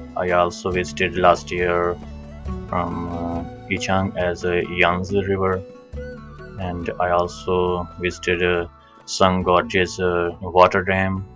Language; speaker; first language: English; non-native, local second language; Punjabi